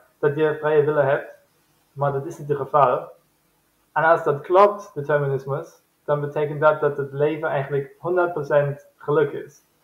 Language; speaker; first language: Dutch; non-native, fluent; German